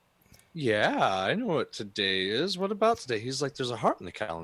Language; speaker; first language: English; native; English